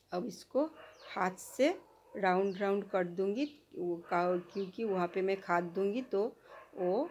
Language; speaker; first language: Hindi; non-native, local second language; Bangla